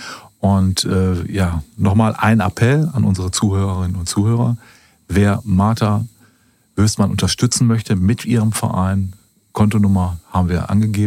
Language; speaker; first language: German; native; German